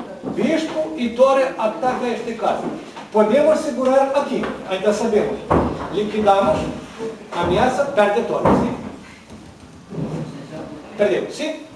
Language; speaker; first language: Portuguese; non-native, learner; Ukrainian